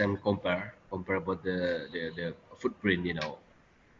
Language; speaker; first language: English; non-native, learner; Indonesian